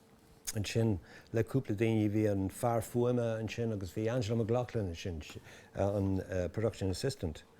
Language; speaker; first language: Irish; non-native, local second language; English